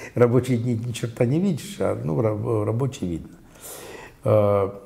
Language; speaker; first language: Russian; non-native, local second language; Latvian